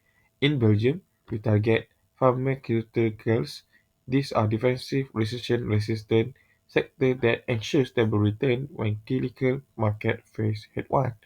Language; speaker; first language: English; non-native, local second language; Malay